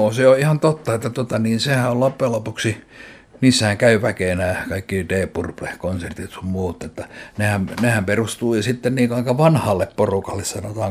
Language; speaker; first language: Finnish; native; Finnish